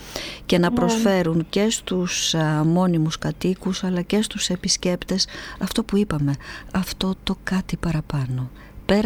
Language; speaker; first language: Greek; native; Greek